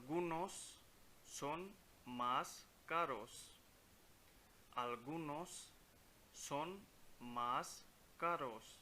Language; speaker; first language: Spanish; non-native, fluent; Punjabi